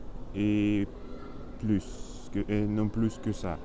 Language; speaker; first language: French; non-native, learner; Spanish